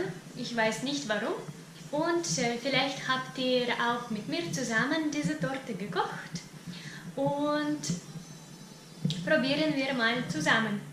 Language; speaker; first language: German; non-native, fluent; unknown